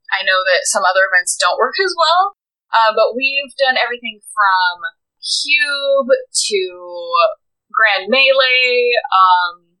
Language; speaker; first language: English; native; English